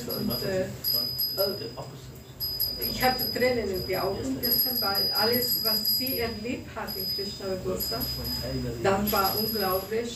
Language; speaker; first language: German; non-native, fluent; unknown